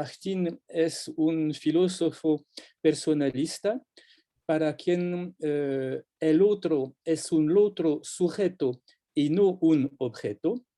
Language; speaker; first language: Spanish; non-native, fluent; French